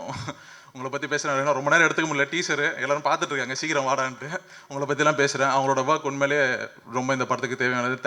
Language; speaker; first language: Tamil; native; Tamil